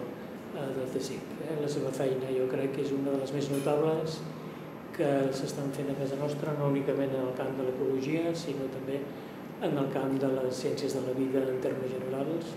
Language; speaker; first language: Catalan; native; Catalan